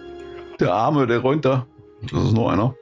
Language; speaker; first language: German; native; German